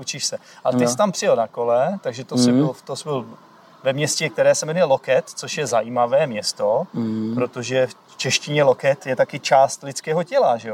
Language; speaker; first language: Czech; native; Czech